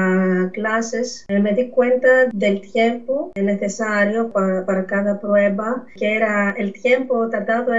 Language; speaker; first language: Spanish; non-native, fluent; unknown